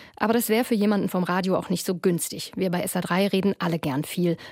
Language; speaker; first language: German; native; German